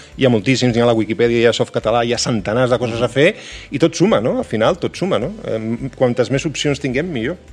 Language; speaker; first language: Catalan; native; Catalan